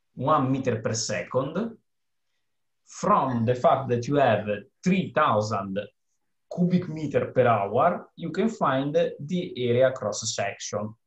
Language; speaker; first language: English; non-native, fluent; Italian